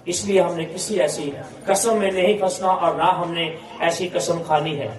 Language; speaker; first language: Urdu; non-native, local second language; Punjabi